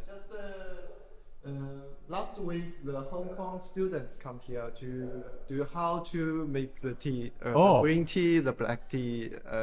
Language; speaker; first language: English; non-native, learner; Chinese